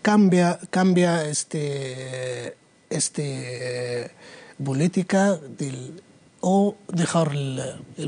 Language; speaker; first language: Spanish; non-native, learner; Arabic